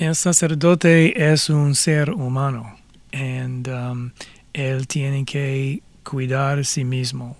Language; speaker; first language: Spanish; non-native, fluent; English